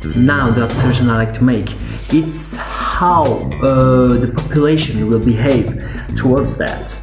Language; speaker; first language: English; non-native, fluent; Portuguese